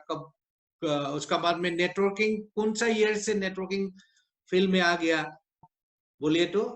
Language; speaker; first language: Hindi; non-native, local second language; Assamese